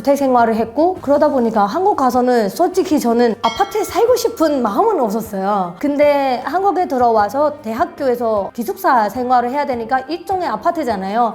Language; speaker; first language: Korean; non-native, fluent; Burmese